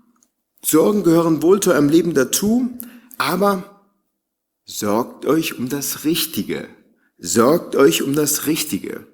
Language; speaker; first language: German; native; German